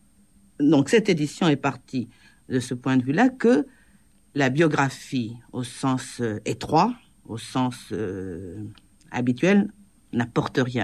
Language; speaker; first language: French; native; French